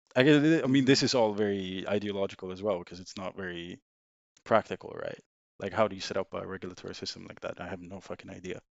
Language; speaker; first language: English; non-native, fluent; Swedish